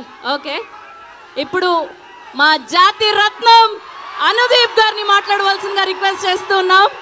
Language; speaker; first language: Telugu; native; Telugu